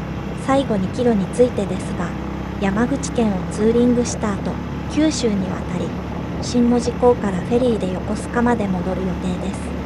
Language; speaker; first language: Japanese; native; Japanese